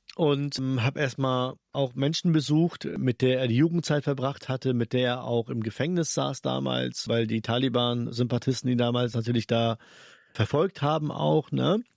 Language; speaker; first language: German; early bilingual, other home language; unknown